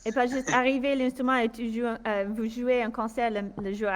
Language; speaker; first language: French; non-native, fluent; English